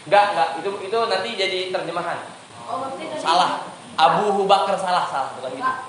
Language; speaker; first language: Indonesian; native; Indonesian